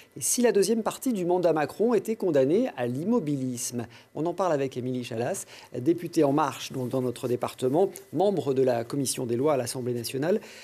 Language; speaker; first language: French; native; French